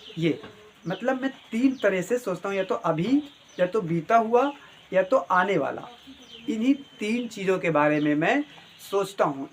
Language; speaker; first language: Hindi; native; Hindi